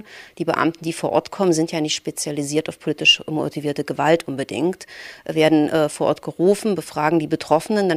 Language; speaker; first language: German; native; German